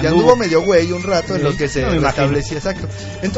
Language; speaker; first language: Spanish; native; Spanish